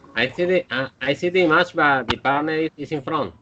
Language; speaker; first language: English; non-native, learner; Spanish